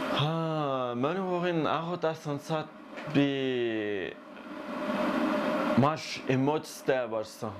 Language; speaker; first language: Mongolian; non-native, learner; French